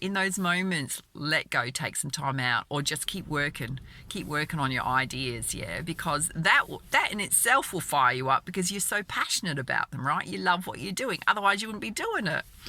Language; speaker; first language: English; native; English